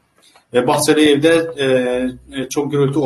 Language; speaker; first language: Turkish; non-native, fluent; Uzbek